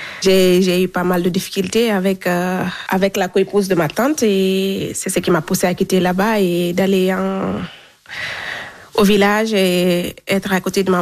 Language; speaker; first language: French; non-native, local second language; Fula